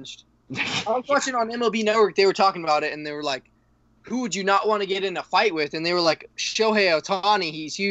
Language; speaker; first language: English; native; English